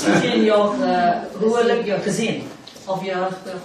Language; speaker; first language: Dutch; non-native, learner; Indonesian